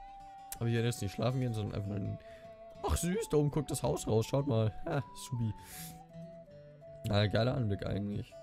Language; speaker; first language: German; native; German